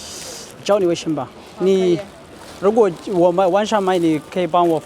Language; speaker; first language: Chinese; non-native, learner; Amharic